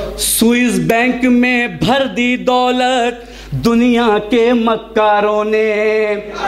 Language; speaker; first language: Urdu; native; Urdu